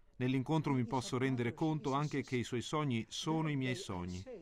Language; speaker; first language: Italian; non-native, fluent; Amharic